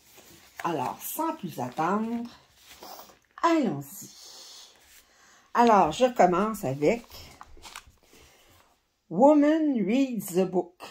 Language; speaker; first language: French; native; French